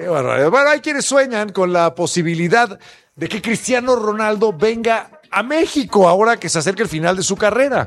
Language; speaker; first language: Spanish; native; Spanish